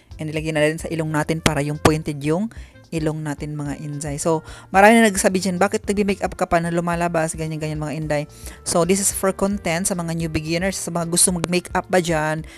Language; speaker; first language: Filipino; non-native, local second language; Cebuano